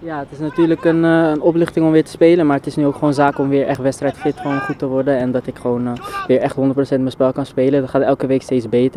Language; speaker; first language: Dutch; native; Dutch